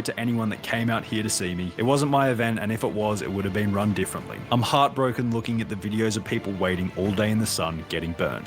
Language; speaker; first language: English; native; English